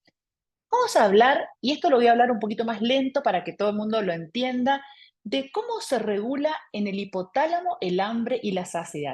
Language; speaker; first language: Spanish; native; Spanish